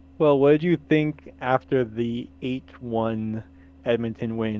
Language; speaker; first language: English; native; English